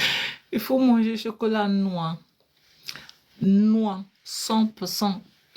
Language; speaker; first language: French; non-native, fluent; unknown